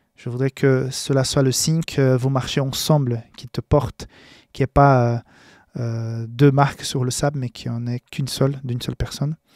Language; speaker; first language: French; non-native, fluent; Portuguese